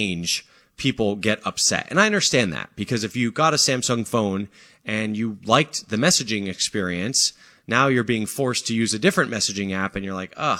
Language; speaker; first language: English; native; English